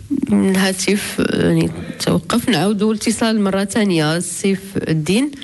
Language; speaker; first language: Arabic; native; Arabic